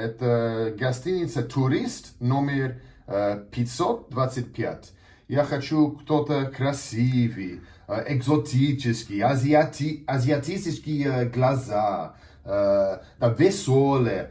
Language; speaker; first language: Russian; non-native, learner; English